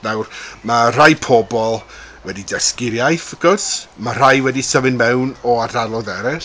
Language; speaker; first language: Welsh; non-native, local second language; English